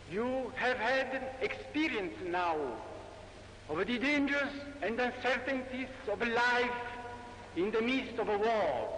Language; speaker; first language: English; non-native, fluent; Italian